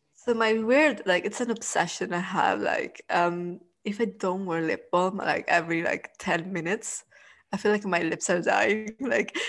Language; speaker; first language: English; non-native, fluent; Italian